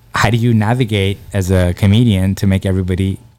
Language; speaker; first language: English; early bilingual, other home language; Persian